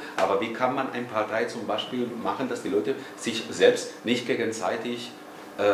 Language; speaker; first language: German; non-native, fluent; Spanish